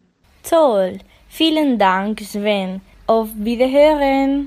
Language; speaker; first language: German; non-native, learner; Spanish